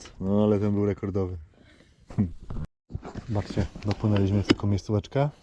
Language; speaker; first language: Polish; native; Polish